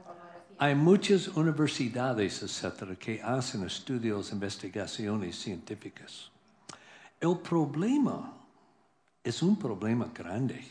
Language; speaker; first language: Spanish; non-native, learner; English